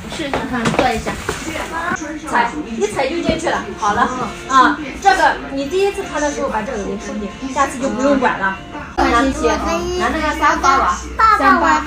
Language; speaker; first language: Chinese; native; Chinese